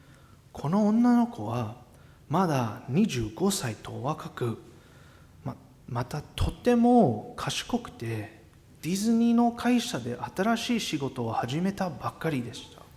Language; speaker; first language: Japanese; non-native, fluent; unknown